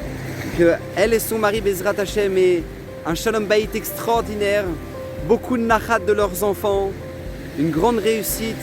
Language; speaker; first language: French; native; French